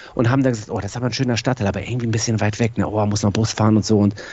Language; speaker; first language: German; native; German